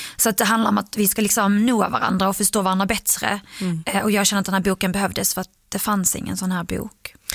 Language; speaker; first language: Swedish; early bilingual, other home language; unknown